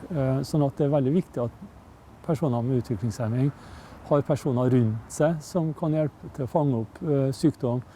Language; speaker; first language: Norwegian; native; Norwegian